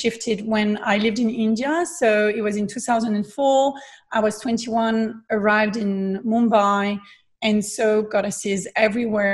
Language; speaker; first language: English; non-native, fluent; French